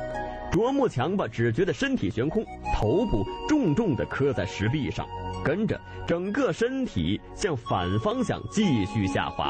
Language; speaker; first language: Chinese; native; Chinese